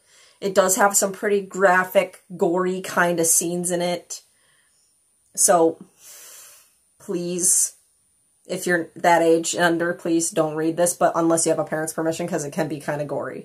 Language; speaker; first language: English; native; English